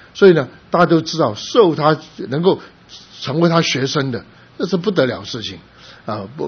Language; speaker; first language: Chinese; early bilingual, other home language; Cantonese